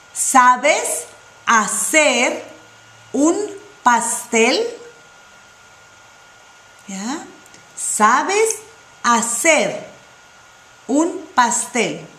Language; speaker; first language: Spanish; non-native, fluent; English